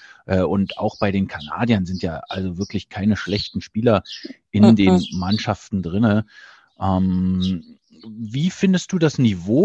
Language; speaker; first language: German; native; German